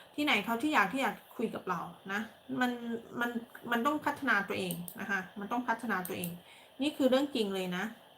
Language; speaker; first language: Thai; native; Thai